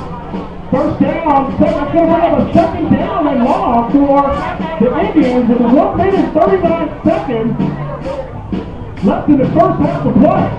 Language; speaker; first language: English; native; English